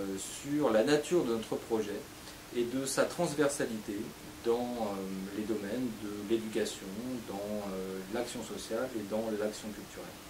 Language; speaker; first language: French; native; French